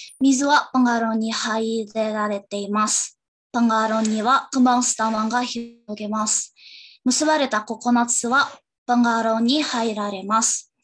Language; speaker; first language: Japanese; non-native, learner; Indonesian